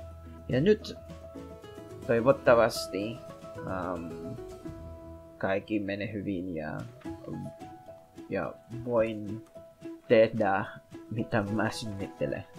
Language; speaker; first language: Finnish; non-native, learner; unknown